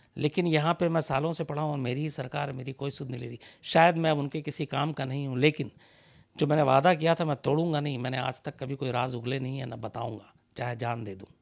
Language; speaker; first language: Hindi; native; Hindi